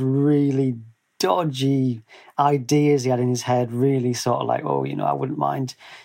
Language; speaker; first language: English; native; English